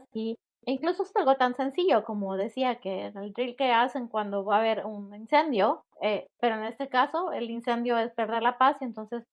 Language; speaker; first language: Spanish; native; Spanish